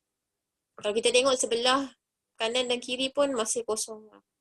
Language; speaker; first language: Malay; native; Malay